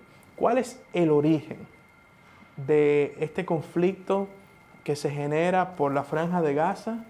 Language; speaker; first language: Spanish; native; Spanish